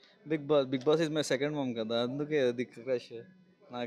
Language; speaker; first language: Telugu; non-native, local second language; Hindi